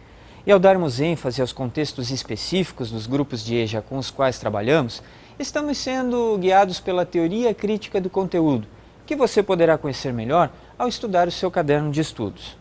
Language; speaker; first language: Portuguese; native; Portuguese